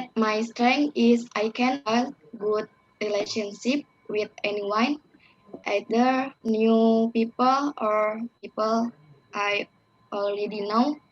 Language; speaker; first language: English; non-native, learner; Indonesian